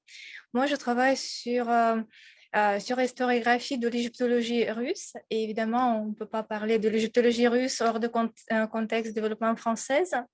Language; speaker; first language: French; non-native, fluent; Russian